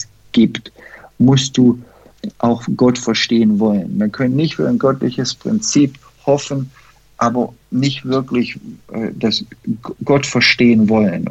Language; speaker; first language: German; early bilingual, heritage; German